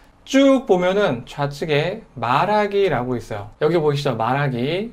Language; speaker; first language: Korean; native; Korean